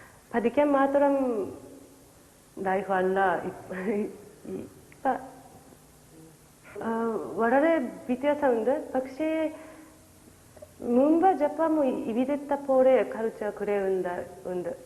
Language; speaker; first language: Malayalam; non-native, learner; Japanese